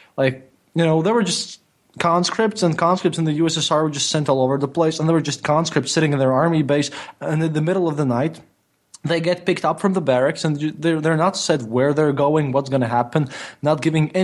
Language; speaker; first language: English; non-native, fluent; Latvian